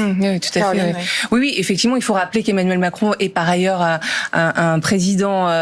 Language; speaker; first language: French; native; French